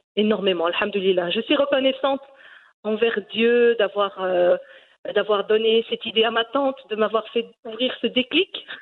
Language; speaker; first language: French; early bilingual, other home language; Riffian